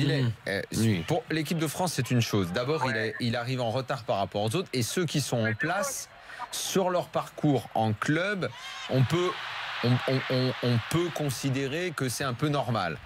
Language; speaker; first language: French; native; French